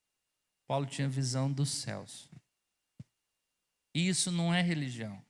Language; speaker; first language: Portuguese; native; Portuguese